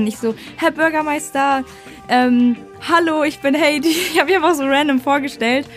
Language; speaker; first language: German; native; German